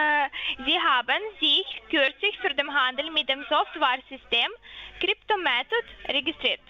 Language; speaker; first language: German; non-native, learner; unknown